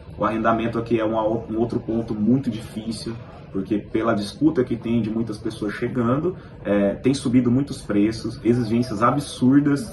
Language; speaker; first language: Portuguese; native; Portuguese